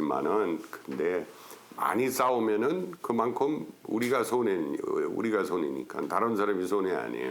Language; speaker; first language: Korean; non-native, fluent; German